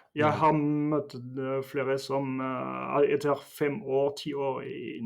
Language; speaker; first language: Norwegian; non-native, fluent; French